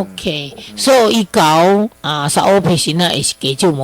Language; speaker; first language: Filipino; non-native, learner; Chinese